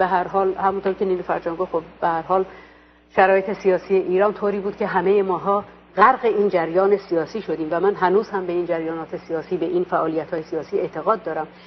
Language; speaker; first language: Persian; non-native, local second language; Azerbaijani